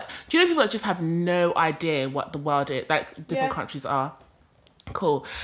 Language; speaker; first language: English; non-native, local second language; Kinyarwanda